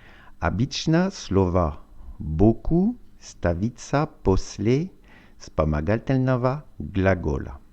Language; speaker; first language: Russian; non-native, learner; French